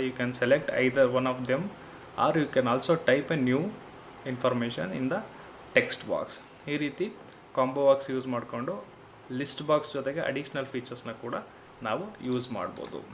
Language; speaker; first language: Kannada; native; Kannada